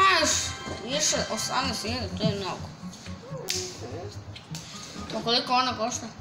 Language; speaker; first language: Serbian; early bilingual, heritage; Serbian